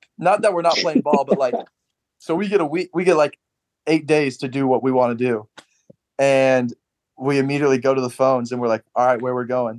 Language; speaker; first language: English; native; English